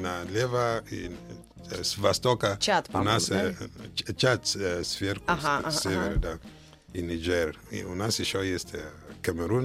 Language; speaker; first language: Russian; non-native, fluent; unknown